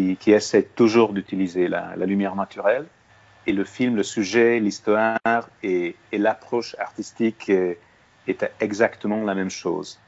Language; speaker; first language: French; non-native, fluent; Hungarian